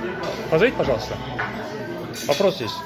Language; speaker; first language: Russian; non-native, local second language; Kazakh